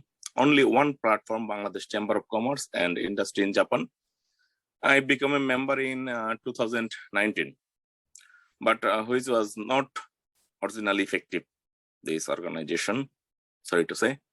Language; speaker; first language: English; non-native, learner; Bangla